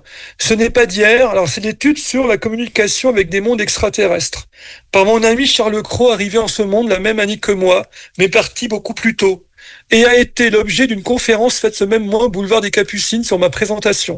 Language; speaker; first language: French; native; French